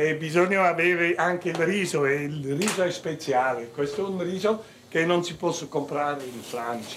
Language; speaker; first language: Italian; non-native, local second language; French